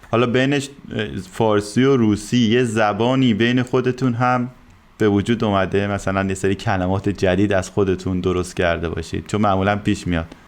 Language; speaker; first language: Persian; native; Persian